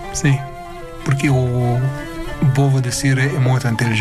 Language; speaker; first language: Portuguese; non-native, learner; Arabic